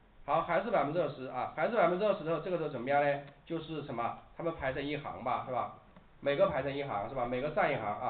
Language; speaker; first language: Chinese; native; Chinese